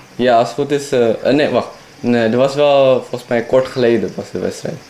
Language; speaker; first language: Dutch; non-native, fluent; Indonesian